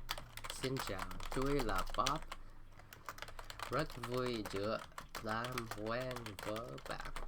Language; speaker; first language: Vietnamese; non-native, learner; English